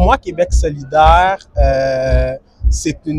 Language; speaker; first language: French; native; French